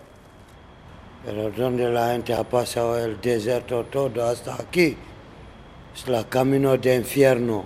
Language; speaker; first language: Spanish; non-native, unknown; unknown